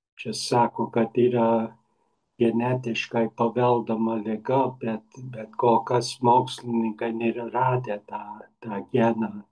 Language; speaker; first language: Lithuanian; early bilingual, heritage; Lithuanian